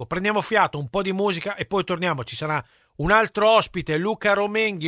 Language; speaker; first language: Italian; native; Italian